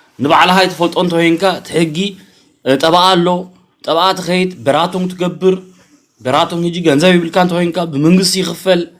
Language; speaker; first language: Tigrinya; early bilingual, heritage; Tigrinya